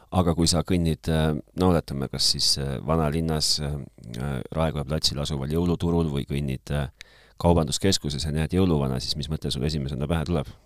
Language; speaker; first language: Estonian; native; Estonian